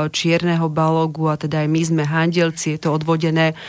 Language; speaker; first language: Slovak; native; Slovak